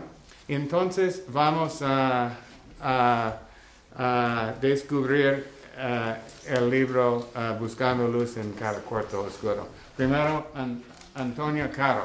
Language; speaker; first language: Spanish; non-native, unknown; English